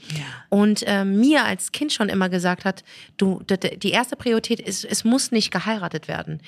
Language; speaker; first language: German; early bilingual, other home language; Arabic